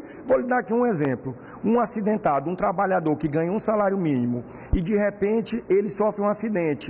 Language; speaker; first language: Portuguese; native; Portuguese